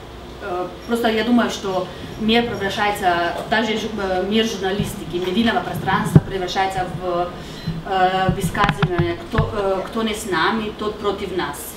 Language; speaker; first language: Russian; non-native, fluent; Slovenian